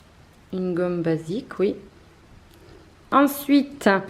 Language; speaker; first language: French; native; French